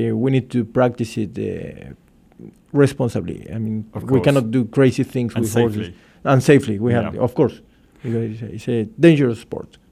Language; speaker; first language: English; non-native, fluent; Spanish